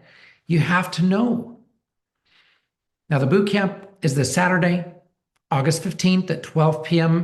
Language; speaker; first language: English; native; English